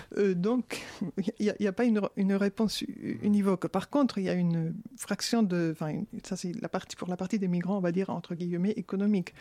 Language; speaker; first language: French; non-native, fluent; Spanish